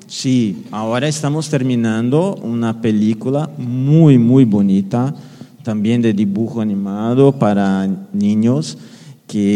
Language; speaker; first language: Spanish; non-native, fluent; Portuguese